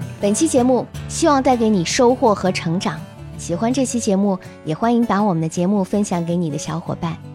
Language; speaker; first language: Chinese; native; Chinese